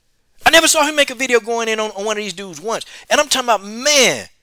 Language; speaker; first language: English; native; English